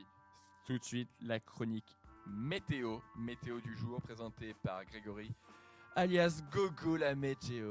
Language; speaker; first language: French; native; French